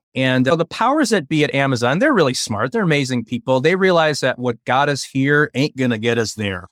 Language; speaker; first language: English; early bilingual, other home language; Chinese